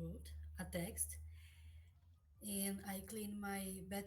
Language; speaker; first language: English; non-native, learner; Portuguese